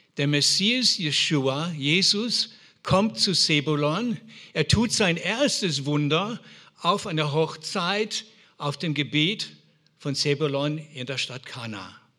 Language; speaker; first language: German; non-native, fluent; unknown